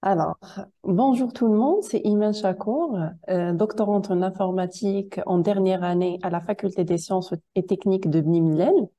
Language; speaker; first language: French; non-native, local second language; Arabic